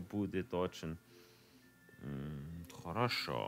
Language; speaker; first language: Russian; non-native, learner; English